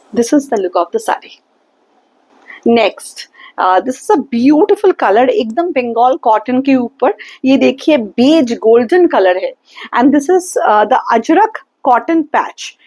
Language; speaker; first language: Hindi; non-native, local second language; Bangla